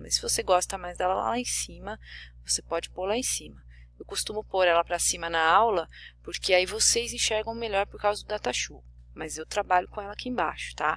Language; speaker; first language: Portuguese; native; Portuguese